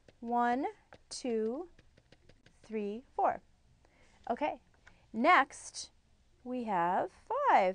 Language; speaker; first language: English; native; English